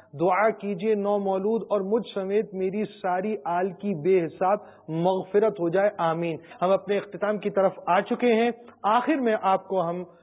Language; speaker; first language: Urdu; native; Urdu